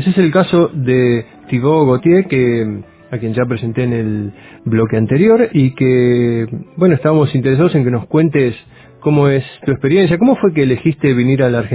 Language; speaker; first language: Spanish; native; Spanish